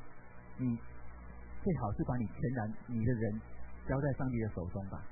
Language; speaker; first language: Chinese; native; Chinese